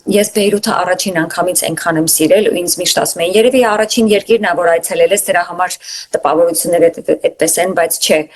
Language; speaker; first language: Armenian; native; Armenian